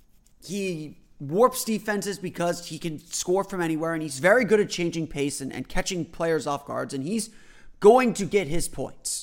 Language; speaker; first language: English; native; English